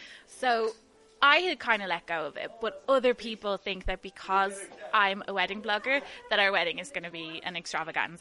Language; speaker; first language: English; native; English